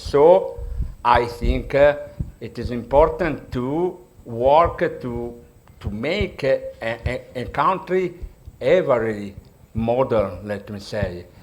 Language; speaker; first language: English; non-native, learner; Italian